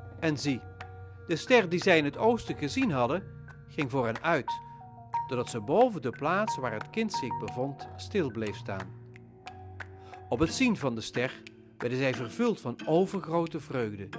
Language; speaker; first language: Dutch; native; Dutch